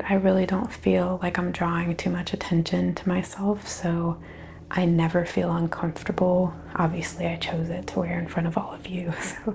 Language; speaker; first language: English; native; English